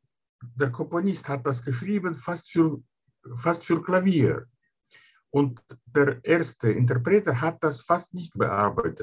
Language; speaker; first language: German; non-native, fluent; Russian